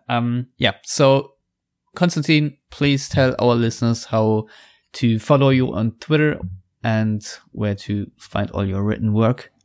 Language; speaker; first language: English; non-native, fluent; German